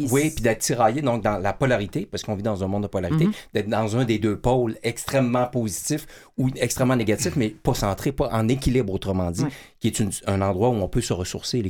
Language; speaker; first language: French; native; French